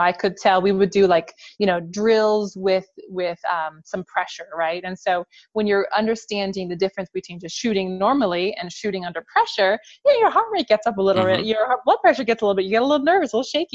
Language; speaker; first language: English; native; English